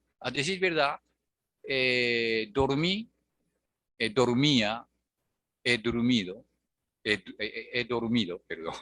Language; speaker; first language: Spanish; non-native, fluent; Japanese